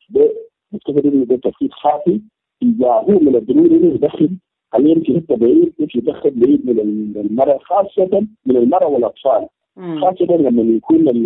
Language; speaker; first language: Arabic; native; Arabic